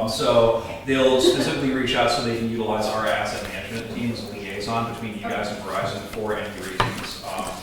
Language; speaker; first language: English; native; English